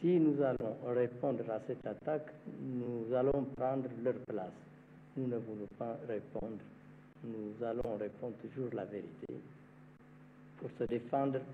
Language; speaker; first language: French; non-native, fluent; Amharic